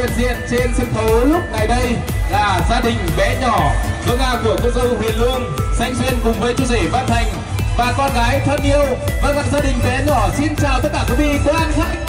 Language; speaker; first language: Vietnamese; non-native, local second language; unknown